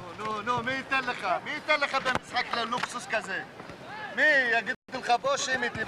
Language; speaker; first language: Hebrew; native; Hebrew